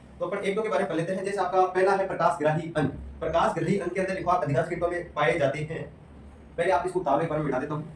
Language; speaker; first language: Hindi; native; Hindi